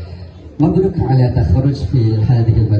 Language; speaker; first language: Arabic; non-native, fluent; Indonesian